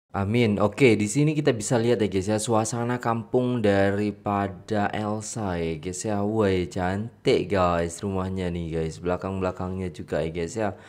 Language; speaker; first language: Indonesian; native; Indonesian